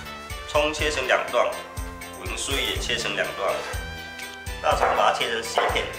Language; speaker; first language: Chinese; non-native, local second language; Min Nan Chinese